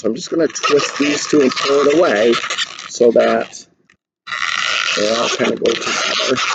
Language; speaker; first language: English; native; English